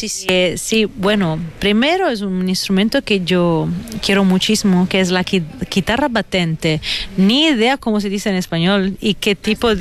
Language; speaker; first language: Spanish; non-native, fluent; Italian